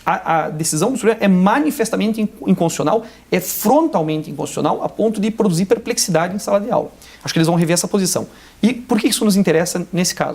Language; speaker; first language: Portuguese; native; Portuguese